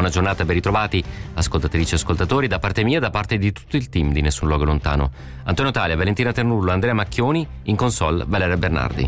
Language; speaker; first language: Italian; native; Italian